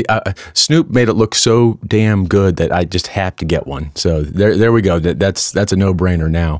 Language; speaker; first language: English; native; English